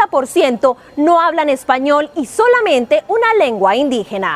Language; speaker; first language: Spanish; native; Spanish